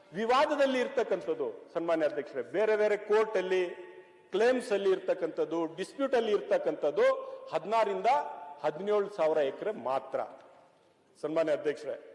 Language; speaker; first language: Kannada; non-native, local second language; Urdu